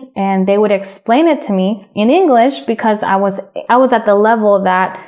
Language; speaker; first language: English; early bilingual, other home language; Spanish